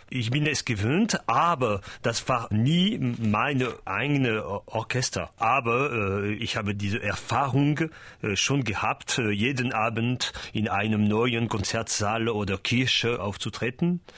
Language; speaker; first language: German; non-native, learner; French